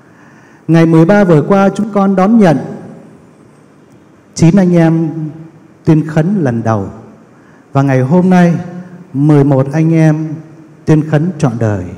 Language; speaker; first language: Vietnamese; native; Vietnamese